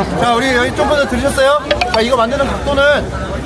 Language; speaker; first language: Korean; native; Korean